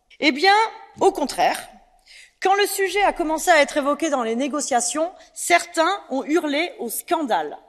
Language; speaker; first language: French; native; French